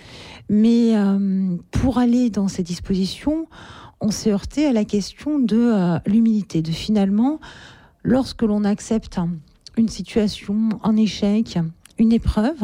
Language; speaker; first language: French; native; French